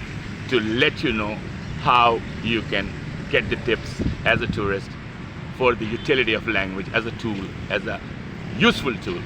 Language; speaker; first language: English; non-native, fluent; Urdu